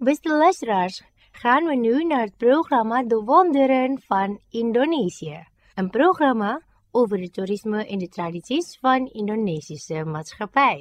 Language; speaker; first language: Dutch; non-native, fluent; Indonesian